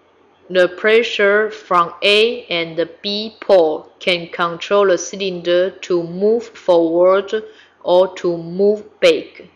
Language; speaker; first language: English; non-native, fluent; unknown